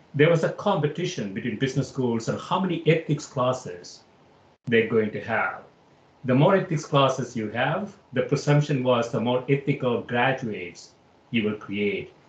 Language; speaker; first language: English; non-native, local second language; Malayalam